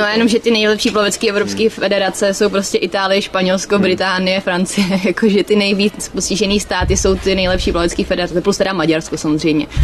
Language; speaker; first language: Czech; native; Czech